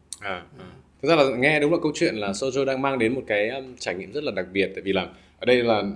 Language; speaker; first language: Vietnamese; native; Vietnamese